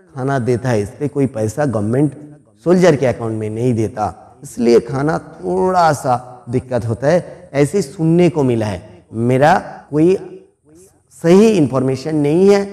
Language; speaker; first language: Hindi; non-native, local second language; Bangla